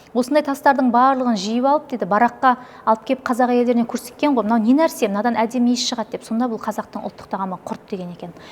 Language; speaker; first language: Kazakh; native; Kazakh